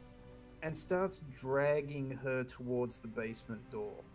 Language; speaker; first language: English; native; English